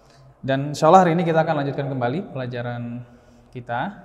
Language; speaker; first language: Indonesian; native; Indonesian